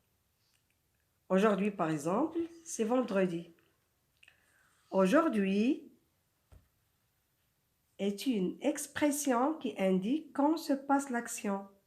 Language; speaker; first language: French; non-native, local second language; Arabic